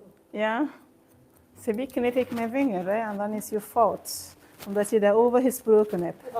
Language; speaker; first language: Dutch; non-native, learner; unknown